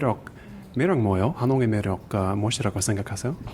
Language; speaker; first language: Korean; non-native, learner; English